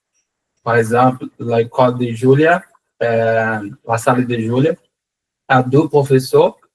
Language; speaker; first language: French; non-native, learner; Portuguese